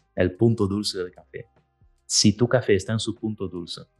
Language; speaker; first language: Spanish; non-native, fluent; Dutch